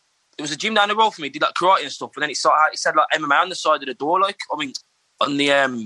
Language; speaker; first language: English; native; English